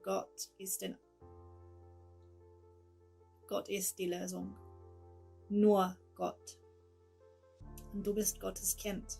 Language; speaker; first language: German; non-native, learner; English